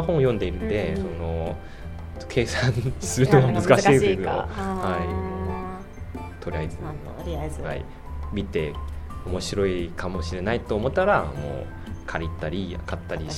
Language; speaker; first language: Japanese; non-native, fluent; Chinese